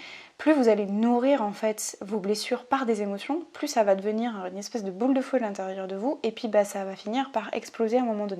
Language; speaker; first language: French; native; French